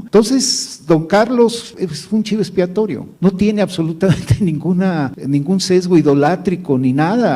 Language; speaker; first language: Spanish; native; Spanish